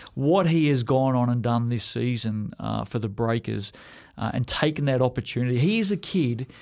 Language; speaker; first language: English; native; English